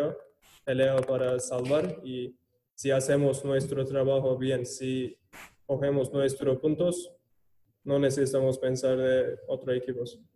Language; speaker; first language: Spanish; non-native, learner; Turkish